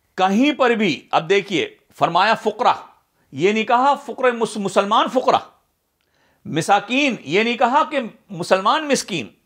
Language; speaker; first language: Urdu; native; Urdu